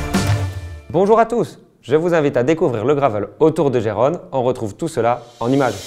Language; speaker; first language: French; native; French